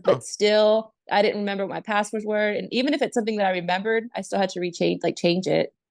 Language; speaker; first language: English; native; English